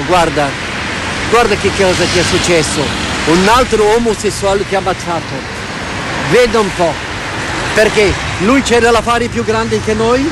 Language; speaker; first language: Italian; non-native, fluent; Portuguese